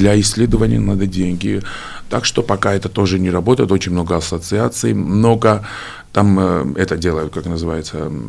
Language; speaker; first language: Russian; non-native, fluent; Georgian